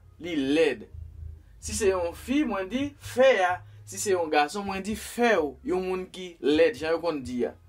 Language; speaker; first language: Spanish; non-native, fluent; Haitian Creole